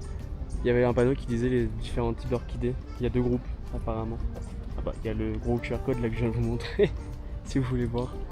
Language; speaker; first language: French; native; French